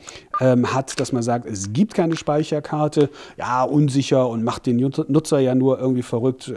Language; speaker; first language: German; native; German